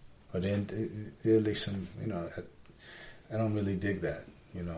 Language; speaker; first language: English; native; English